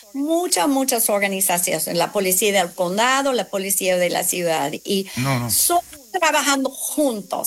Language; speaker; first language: Spanish; non-native, fluent; English